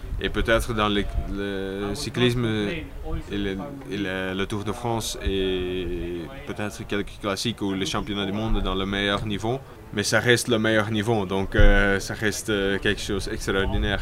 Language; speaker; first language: French; non-native, local second language; Dutch